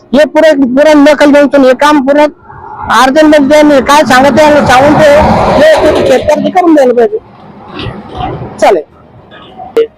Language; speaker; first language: Marathi; native; Marathi